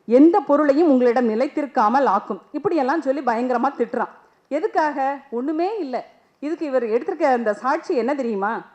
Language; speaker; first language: Tamil; native; Tamil